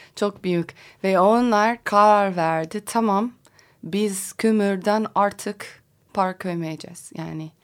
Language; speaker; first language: Turkish; non-native, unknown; English